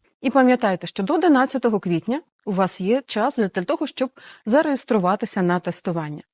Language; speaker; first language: Ukrainian; native; Ukrainian